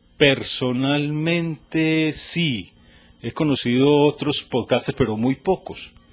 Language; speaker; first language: Spanish; native; Spanish